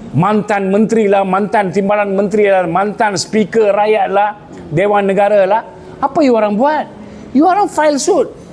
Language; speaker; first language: Malay; non-native, local second language; Tamil